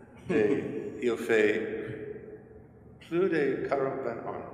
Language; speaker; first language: French; non-native, fluent; English